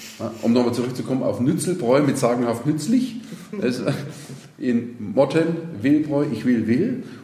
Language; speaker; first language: German; native; German